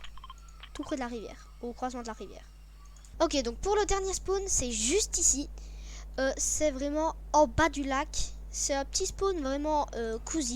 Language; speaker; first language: French; native; French